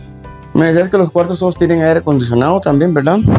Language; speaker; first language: Spanish; native; Spanish